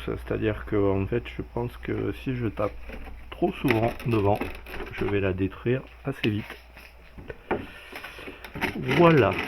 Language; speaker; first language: French; native; French